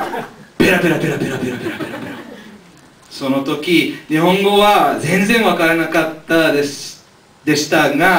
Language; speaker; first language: Japanese; non-native, learner; English